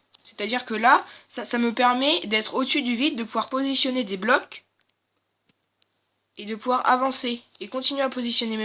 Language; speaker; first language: French; native; French